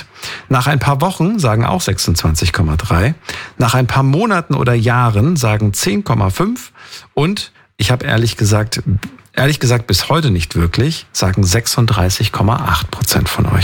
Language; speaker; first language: German; native; German